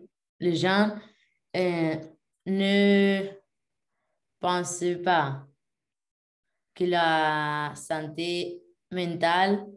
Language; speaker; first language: French; non-native, learner; Spanish